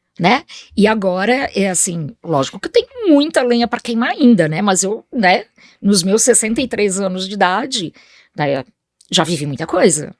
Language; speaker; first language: Portuguese; early bilingual, other home language; Spanish